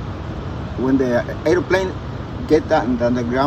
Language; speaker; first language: English; non-native, learner; Spanish